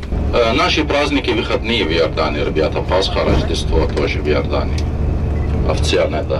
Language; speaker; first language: Russian; non-native, fluent; Arabic